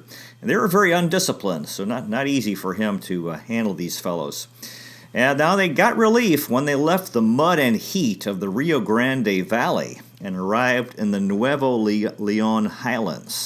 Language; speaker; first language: English; native; English